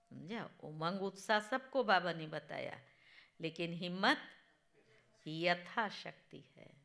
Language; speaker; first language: Hindi; non-native, local second language; Gujarati